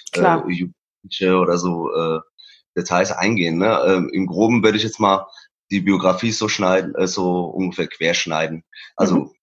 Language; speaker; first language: German; early bilingual, other home language; Persian